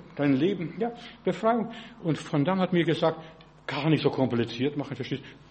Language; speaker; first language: German; non-native, fluent; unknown